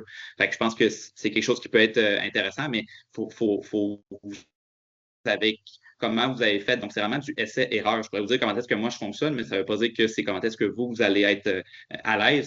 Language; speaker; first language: French; native; French